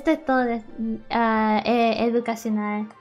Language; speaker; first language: Spanish; early bilingual, heritage; English